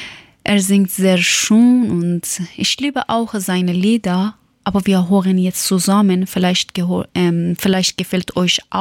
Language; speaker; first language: German; non-native, learner; Persian